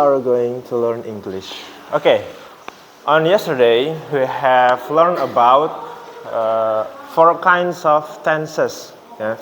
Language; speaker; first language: English; non-native, fluent; Indonesian